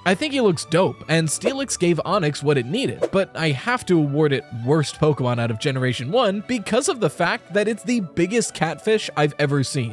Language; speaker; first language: English; native; English